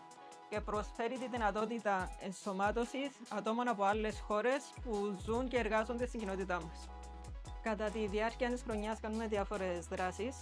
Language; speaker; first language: Greek; native; Greek